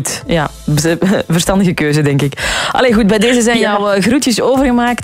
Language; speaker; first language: Dutch; native; Dutch